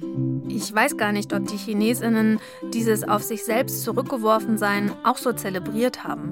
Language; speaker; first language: German; native; German